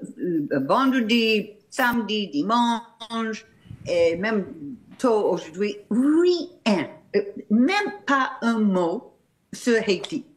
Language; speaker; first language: French; non-native, fluent; English